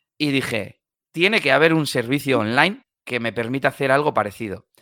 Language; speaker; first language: Spanish; native; Spanish